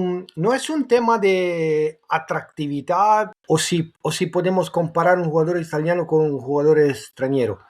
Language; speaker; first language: Spanish; non-native, fluent; Italian